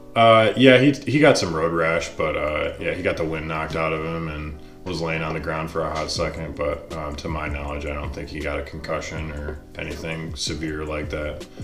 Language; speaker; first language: English; native; English